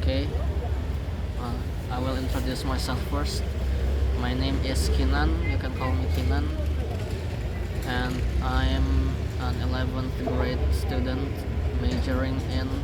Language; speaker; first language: English; non-native, fluent; Indonesian